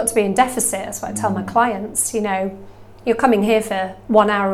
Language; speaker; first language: English; native; English